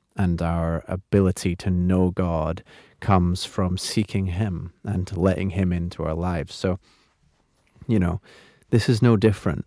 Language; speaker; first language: English; native; English